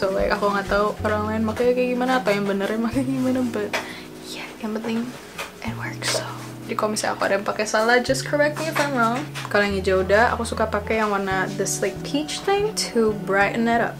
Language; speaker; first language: Indonesian; native; Indonesian